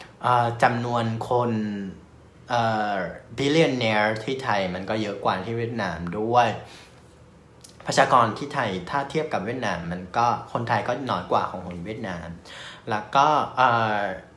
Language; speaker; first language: Thai; non-native, fluent; Vietnamese